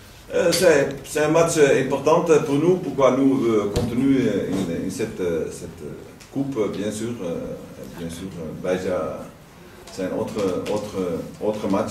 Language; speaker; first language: French; non-native, learner; Dutch